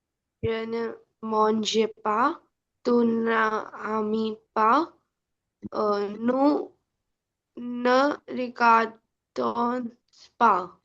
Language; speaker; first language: French; non-native, learner; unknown